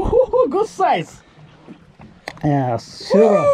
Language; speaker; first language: English; non-native, learner; Japanese